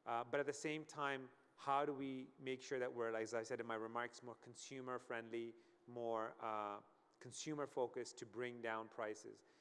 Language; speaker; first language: English; native; English